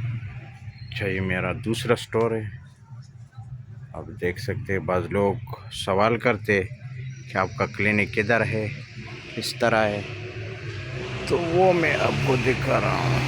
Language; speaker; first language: Hindi; non-native, local second language; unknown